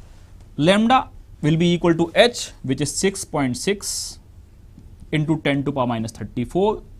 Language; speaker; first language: English; non-native, local second language; Hindi